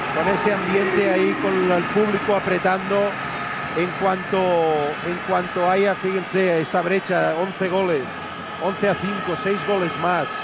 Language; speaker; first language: Spanish; native; Spanish